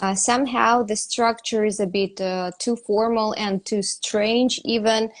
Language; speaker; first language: English; non-native, fluent; Russian